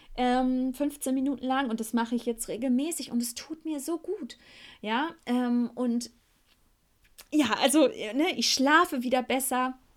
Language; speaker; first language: German; native; German